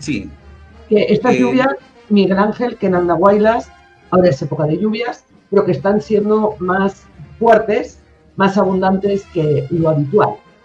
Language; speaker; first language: Spanish; native; Spanish